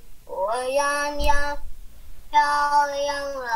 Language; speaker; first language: Chinese; early bilingual, heritage; Chinese